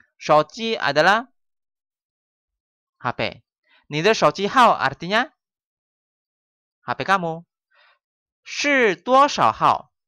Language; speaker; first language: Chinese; non-native, fluent; Indonesian